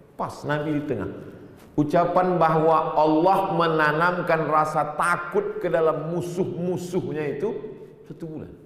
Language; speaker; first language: Indonesian; native; Indonesian